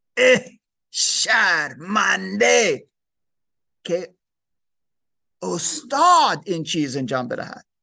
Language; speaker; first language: Persian; non-native, learner; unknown